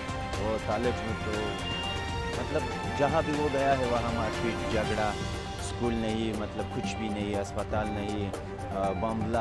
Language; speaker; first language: Hindi; non-native, fluent; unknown